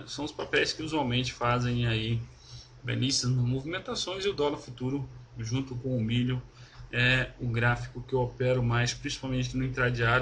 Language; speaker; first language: Portuguese; native; Portuguese